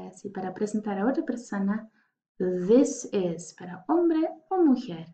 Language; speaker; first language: Spanish; non-native, fluent; English